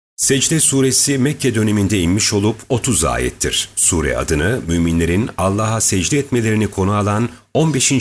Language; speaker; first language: Turkish; native; Turkish